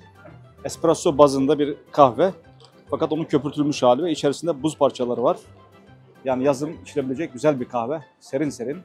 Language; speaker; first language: Turkish; native; Turkish